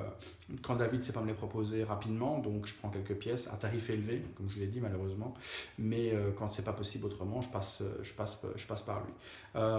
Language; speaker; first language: French; native; French